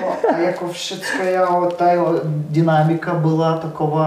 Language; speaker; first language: Czech; non-native, learner; Russian